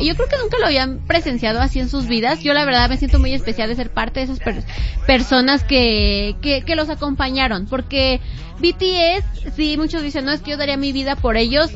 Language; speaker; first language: Spanish; native; Spanish